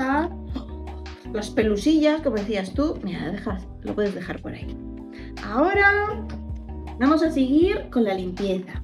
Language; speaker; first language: Spanish; native; Spanish